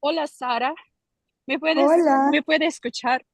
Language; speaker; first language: Spanish; non-native, learner; Russian